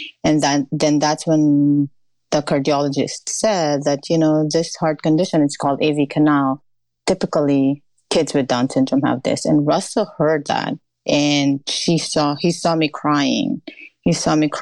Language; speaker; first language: English; non-native, local second language; Filipino